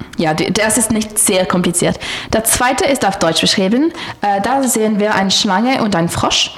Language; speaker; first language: German; non-native, learner; French